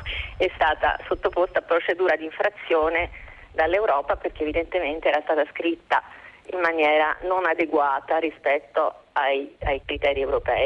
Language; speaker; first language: Italian; native; Italian